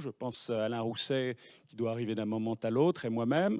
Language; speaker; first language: French; native; French